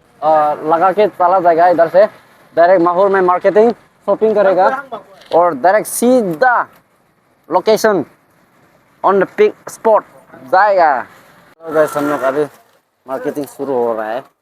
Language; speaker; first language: Hindi; non-native, local second language; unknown